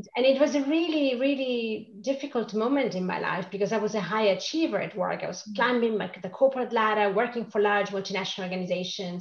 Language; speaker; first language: English; non-native, fluent; Italian